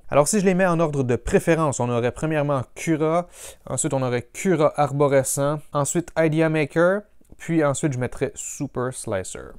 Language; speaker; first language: French; native; French